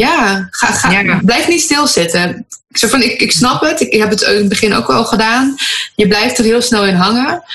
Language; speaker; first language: Dutch; native; Dutch